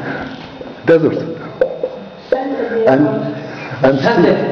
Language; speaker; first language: English; non-native, fluent; Turkish